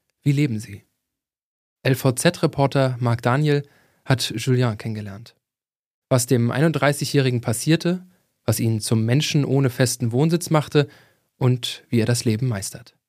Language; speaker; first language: German; native; German